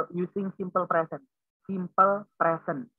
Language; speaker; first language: English; non-native, learner; Indonesian